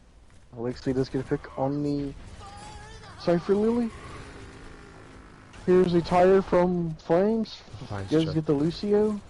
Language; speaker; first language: English; native; English